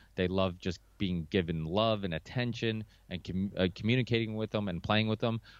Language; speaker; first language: English; early bilingual, other home language; Portuguese